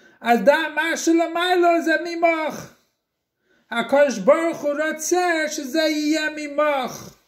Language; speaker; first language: Hebrew; non-native, fluent; English